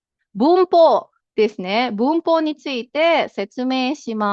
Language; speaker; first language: Japanese; non-native, fluent; Filipino